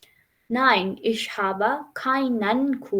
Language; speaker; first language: German; non-native, fluent; Urdu